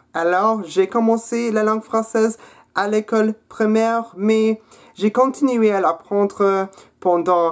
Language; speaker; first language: French; non-native, local second language; English